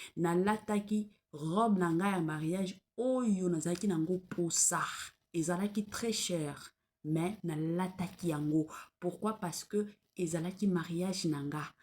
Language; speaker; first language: Lingala; non-native, local second language; Swahili